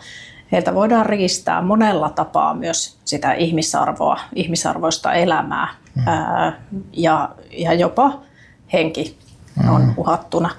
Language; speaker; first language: Finnish; native; Finnish